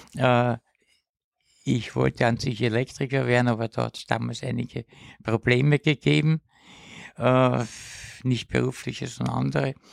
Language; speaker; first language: German; native; German